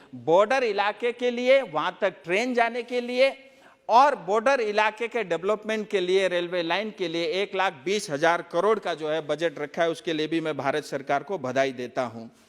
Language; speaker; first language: Hindi; non-native, local second language; Nepali